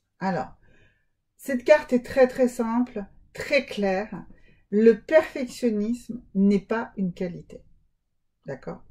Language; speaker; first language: French; native; French